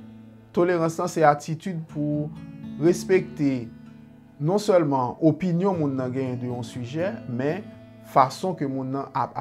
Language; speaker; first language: French; non-native, learner; Haitian Creole